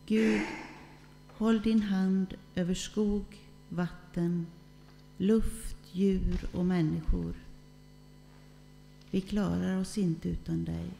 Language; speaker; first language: Swedish; native; Swedish